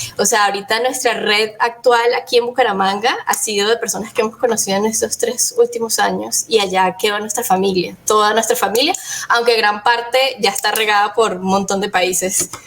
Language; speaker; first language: Spanish; native; Spanish